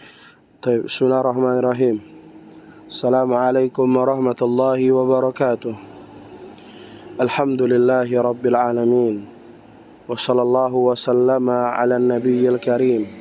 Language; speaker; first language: Arabic; non-native, fluent; Indonesian